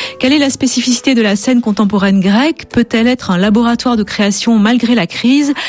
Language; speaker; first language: French; native; French